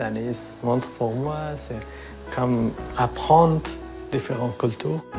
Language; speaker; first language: French; non-native, learner; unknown